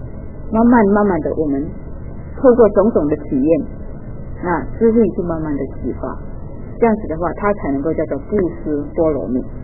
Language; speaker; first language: Chinese; native; Chinese